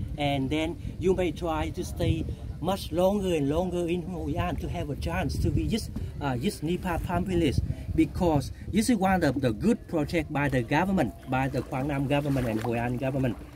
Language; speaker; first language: English; non-native, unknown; Vietnamese